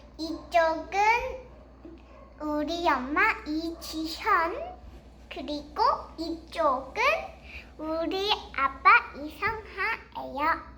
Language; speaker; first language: Korean; early bilingual, heritage; Korean